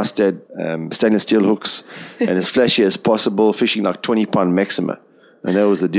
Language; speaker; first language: English; native; English